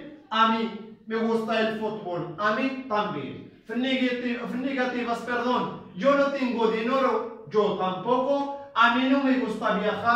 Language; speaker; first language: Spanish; non-native, fluent; Arabic